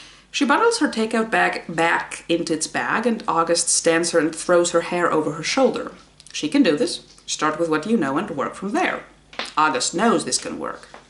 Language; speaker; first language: English; non-native, fluent; Greek